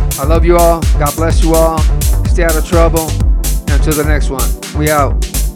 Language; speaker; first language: English; early bilingual, other home language; Spanish